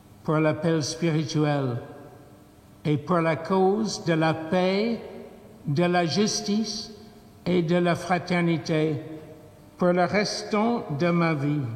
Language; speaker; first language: French; non-native, fluent; English